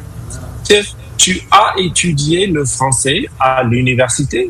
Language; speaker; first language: French; non-native, fluent; English